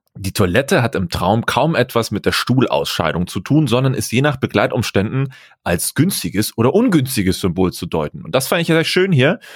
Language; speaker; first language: German; native; German